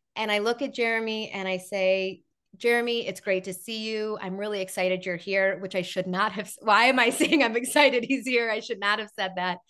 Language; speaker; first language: English; native; English